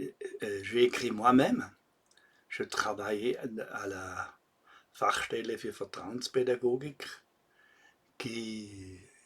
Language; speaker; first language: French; non-native, local second language; German